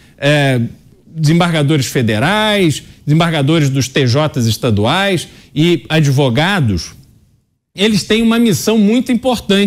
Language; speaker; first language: Portuguese; native; Portuguese